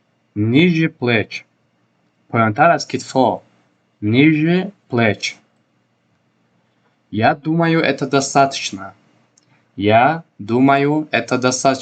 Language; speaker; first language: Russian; non-native, local second language; Tajik